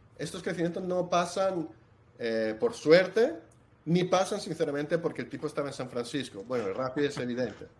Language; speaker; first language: Spanish; non-native, fluent; Italian